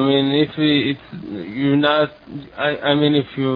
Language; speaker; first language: English; non-native, fluent; Hebrew